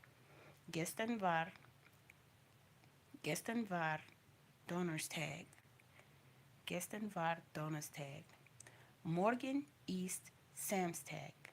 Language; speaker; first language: German; non-native, learner; English